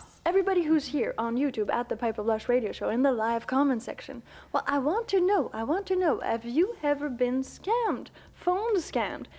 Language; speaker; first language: English; non-native, fluent; French